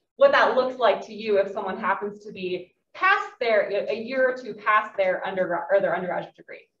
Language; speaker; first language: English; native; English